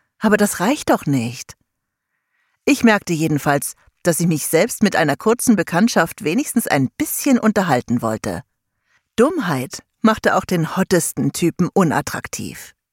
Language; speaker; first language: German; native; German